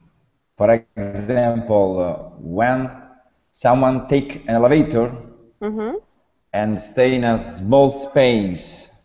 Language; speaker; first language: English; non-native, learner; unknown